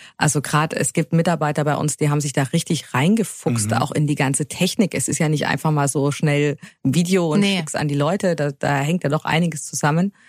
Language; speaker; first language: German; native; German